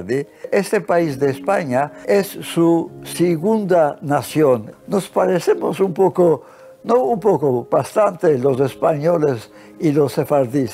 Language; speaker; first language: Spanish; early bilingual, heritage; Ladino